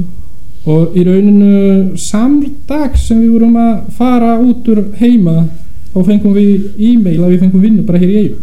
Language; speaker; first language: Icelandic; non-native, fluent; Polish